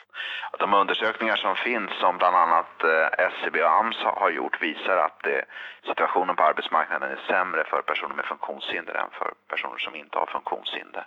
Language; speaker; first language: Swedish; native; Swedish